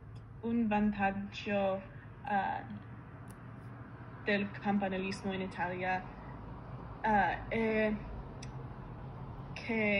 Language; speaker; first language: Italian; non-native, learner; English